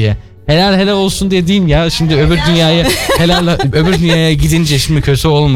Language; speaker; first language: Turkish; native; Turkish